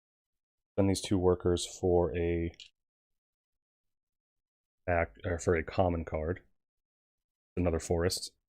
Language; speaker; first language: English; native; English